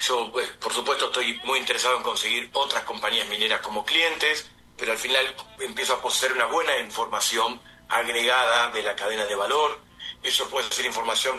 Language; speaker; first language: Spanish; native; Spanish